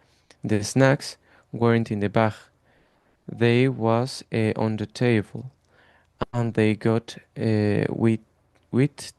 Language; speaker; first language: English; non-native, learner; Spanish